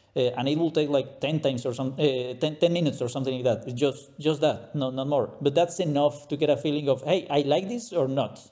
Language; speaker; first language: English; non-native, fluent; Spanish